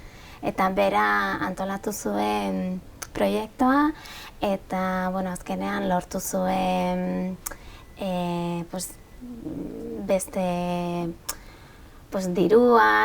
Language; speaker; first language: Basque; non-native, local second language; Spanish